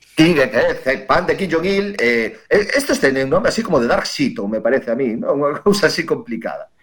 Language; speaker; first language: Galician; native; Galician